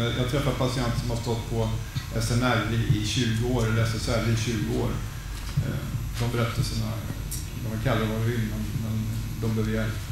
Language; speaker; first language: Swedish; native; Swedish